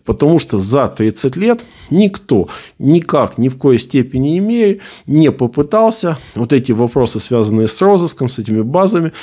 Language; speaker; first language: Russian; native; Russian